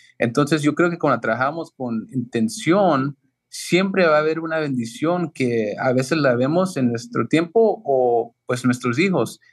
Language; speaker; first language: Spanish; early bilingual, heritage; Spanish